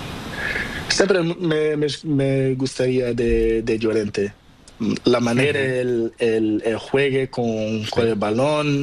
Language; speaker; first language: Spanish; non-native, learner; Portuguese